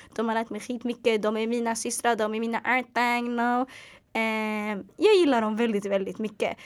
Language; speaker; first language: Swedish; early bilingual, other home language; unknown